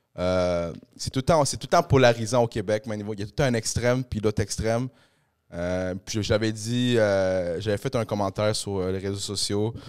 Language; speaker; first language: French; early bilingual, other home language; Spanish